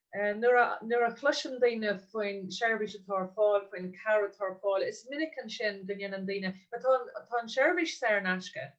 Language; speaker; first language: Irish; non-native, local second language; English